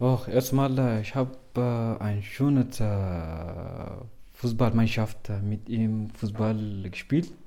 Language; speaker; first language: German; non-native, learner; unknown